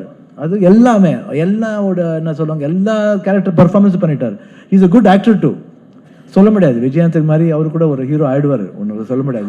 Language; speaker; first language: Tamil; non-native, fluent; Kannada